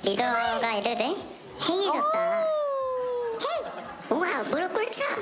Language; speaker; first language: Korean; native; Korean